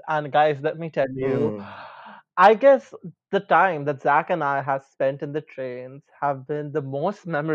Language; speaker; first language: English; non-native, local second language; Hindi